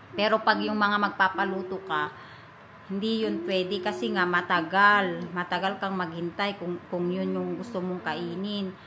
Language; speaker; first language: Filipino; native; Filipino